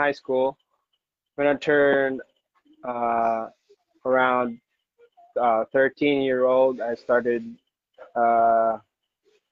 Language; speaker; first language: English; non-native, local second language; Hiligaynon